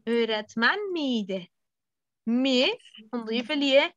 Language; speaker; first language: Turkish; non-native, fluent; Arabic